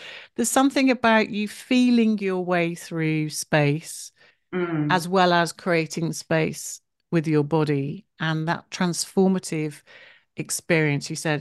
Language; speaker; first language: English; native; English